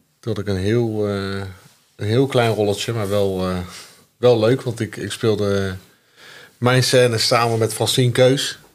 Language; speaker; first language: Dutch; native; Dutch